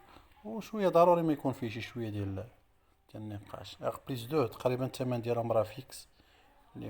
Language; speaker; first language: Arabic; native; Arabic